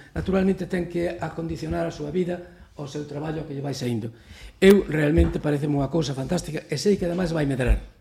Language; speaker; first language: Galician; native; Galician